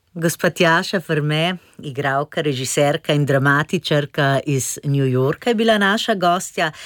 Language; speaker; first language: Slovenian; native; Slovenian